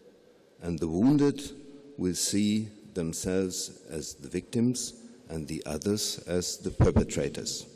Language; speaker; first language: English; non-native, fluent; German